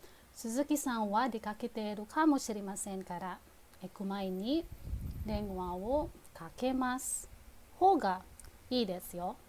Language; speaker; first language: Japanese; non-native, fluent; Filipino